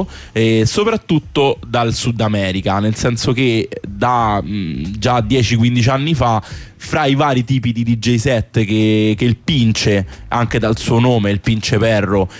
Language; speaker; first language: Italian; native; Italian